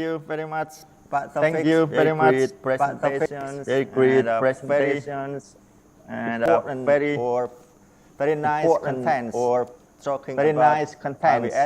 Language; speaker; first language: English; non-native, learner; Indonesian